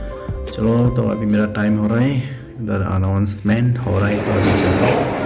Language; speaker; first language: Hindi; non-native, local second language; Kok Borok